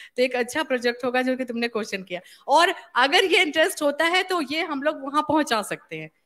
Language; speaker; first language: Hindi; native; Hindi